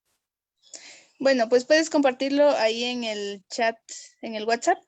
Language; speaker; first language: Spanish; non-native, local second language; Kaqchikel